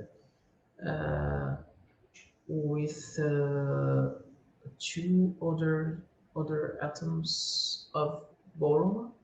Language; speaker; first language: English; non-native, learner; Portuguese